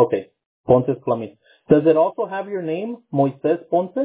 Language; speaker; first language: English; early bilingual, other home language; Spanish